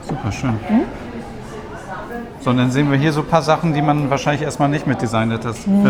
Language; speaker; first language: German; native; German